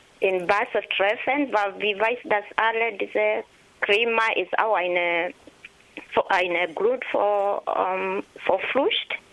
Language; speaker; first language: German; non-native, learner; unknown